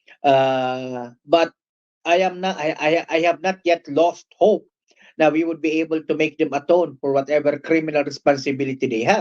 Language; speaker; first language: English; non-native, local second language; Filipino